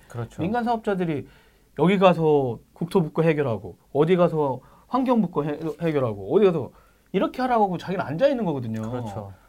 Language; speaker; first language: Korean; native; Korean